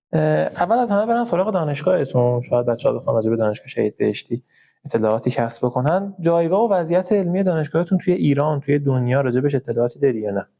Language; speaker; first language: Persian; native; Persian